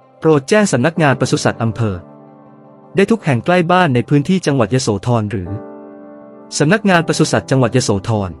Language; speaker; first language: Thai; native; Thai